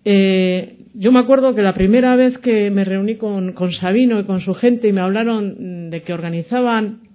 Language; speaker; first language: Spanish; native; Spanish